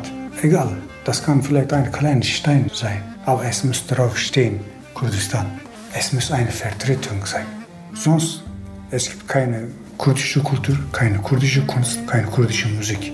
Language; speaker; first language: German; non-native, fluent; Kurdish